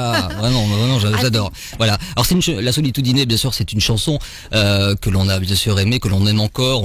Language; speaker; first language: French; native; French